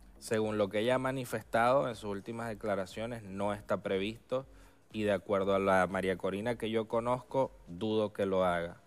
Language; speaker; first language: Spanish; native; Spanish